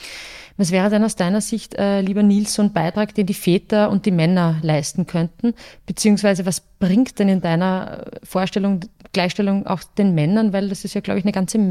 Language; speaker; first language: German; native; German